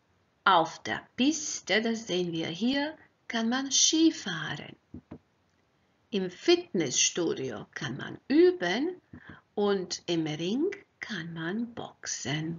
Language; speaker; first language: German; non-native, fluent; Croatian